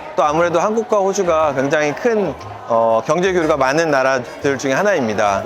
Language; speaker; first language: Korean; early bilingual, other home language; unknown